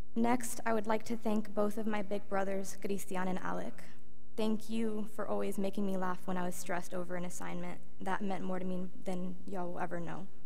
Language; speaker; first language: English; early bilingual, other home language; Spanish